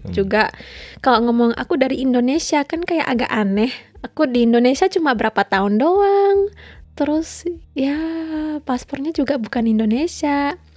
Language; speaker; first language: Indonesian; early bilingual, heritage; Indonesian